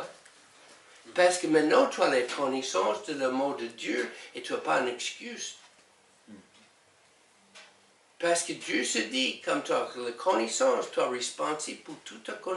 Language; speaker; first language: French; non-native, learner; English